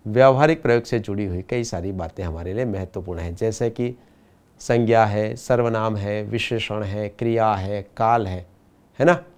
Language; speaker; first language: Hindi; non-native, local second language; Gujarati